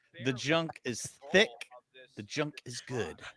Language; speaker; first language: English; native; English